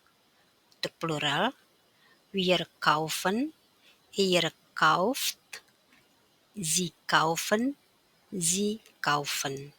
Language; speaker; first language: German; non-native, fluent; Indonesian